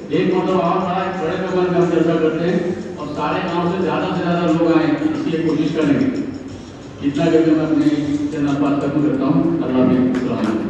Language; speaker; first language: Hindi; native; Hindi